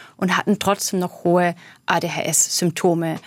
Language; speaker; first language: German; native; German